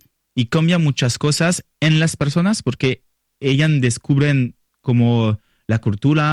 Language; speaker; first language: Spanish; non-native, learner; French